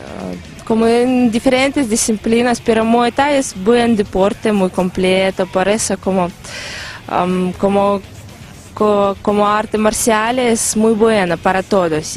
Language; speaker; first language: Spanish; non-native, learner; Russian